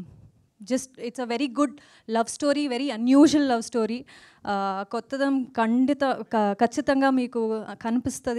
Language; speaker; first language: Telugu; non-native, fluent; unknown